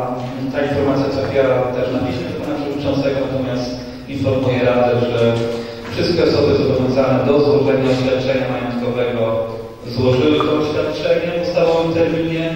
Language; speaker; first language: Polish; native; Polish